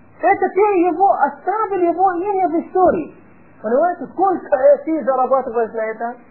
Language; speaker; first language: Russian; non-native, fluent; Arabic